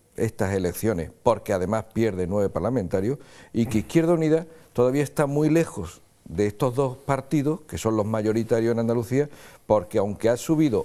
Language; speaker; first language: Spanish; native; Spanish